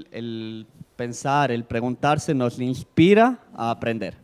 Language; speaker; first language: Spanish; native; Spanish